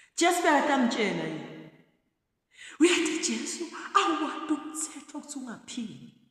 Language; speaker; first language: Zulu; non-native, local second language; Swati